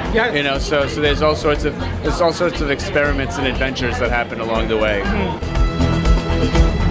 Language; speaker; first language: English; native; English